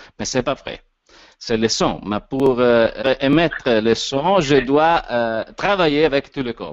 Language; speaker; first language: French; non-native, learner; Italian